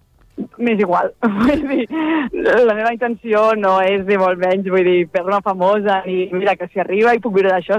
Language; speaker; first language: Catalan; native; Catalan